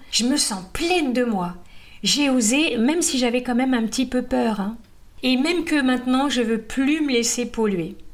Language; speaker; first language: French; native; French